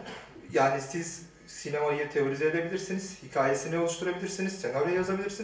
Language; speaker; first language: Turkish; native; Turkish